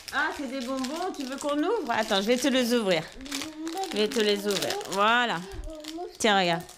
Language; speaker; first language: French; native; French